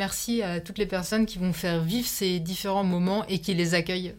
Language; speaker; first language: French; native; French